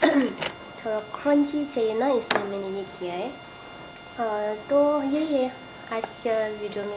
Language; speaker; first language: Hindi; non-native, local second language; Tibetan